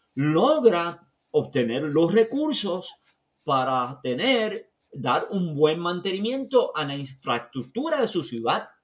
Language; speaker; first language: Spanish; native; Spanish